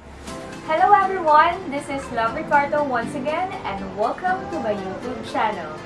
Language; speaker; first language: English; non-native, local second language; Aklanon